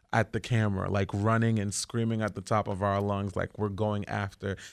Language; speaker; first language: English; early bilingual, other home language; Haitian Creole